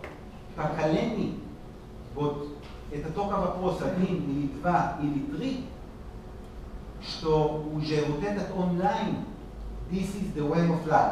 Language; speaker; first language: Russian; non-native, learner; Hebrew